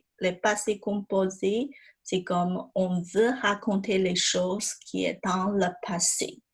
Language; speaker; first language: French; non-native, fluent; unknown